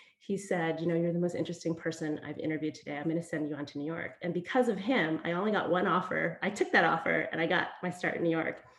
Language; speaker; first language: English; early bilingual, other home language; Vietnamese